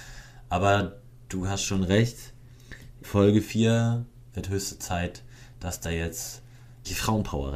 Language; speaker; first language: German; native; German